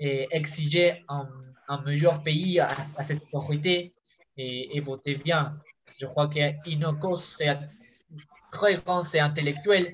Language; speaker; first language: French; non-native, fluent; Spanish